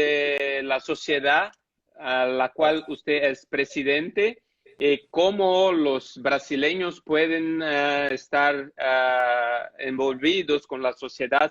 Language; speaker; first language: Spanish; non-native, fluent; Portuguese